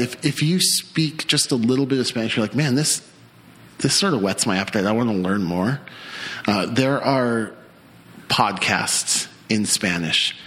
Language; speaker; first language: English; native; English